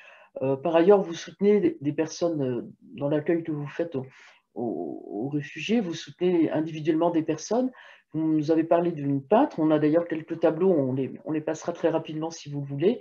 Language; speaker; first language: French; native; French